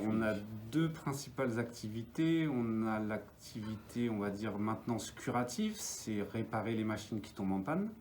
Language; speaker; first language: French; native; French